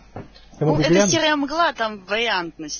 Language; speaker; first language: Russian; native; Russian